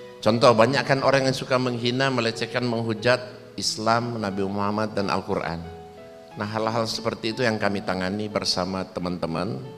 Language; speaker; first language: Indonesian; native; Indonesian